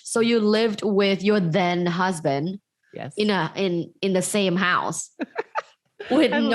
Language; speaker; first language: English; native; English